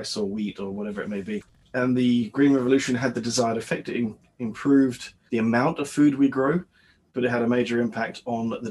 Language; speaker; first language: English; native; English